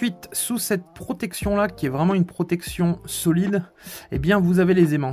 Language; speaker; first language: French; native; French